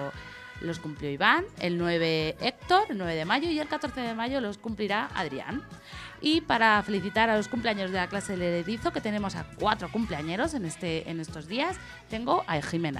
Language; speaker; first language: Spanish; native; Spanish